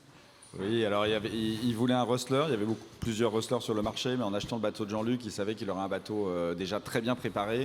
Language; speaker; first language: French; native; French